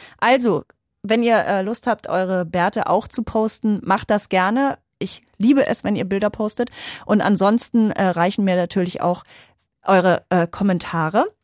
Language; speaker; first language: German; native; German